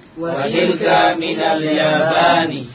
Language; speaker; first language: Arabic; non-native, learner; Indonesian